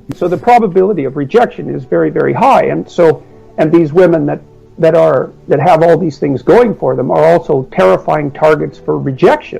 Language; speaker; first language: English; native; English